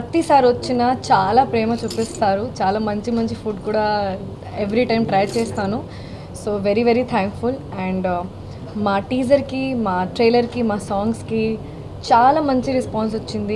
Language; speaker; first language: Telugu; non-native, local second language; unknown